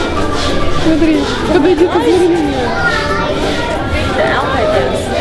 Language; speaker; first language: Russian; native; Russian